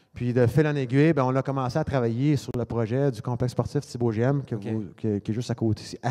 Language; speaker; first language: French; native; French